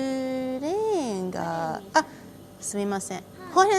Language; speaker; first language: Japanese; non-native, learner; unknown